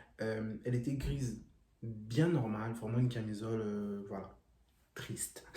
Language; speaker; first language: French; non-native, local second language; Lingala